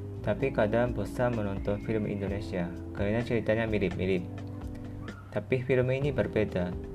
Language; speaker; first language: Indonesian; non-native, fluent; Japanese